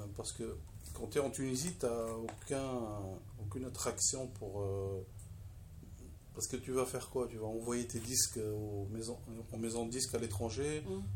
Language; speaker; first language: French; non-native, local second language; Arabic